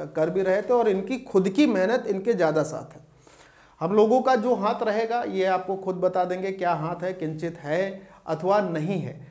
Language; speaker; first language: Hindi; native; Hindi